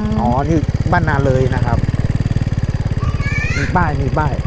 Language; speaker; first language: Thai; native; Thai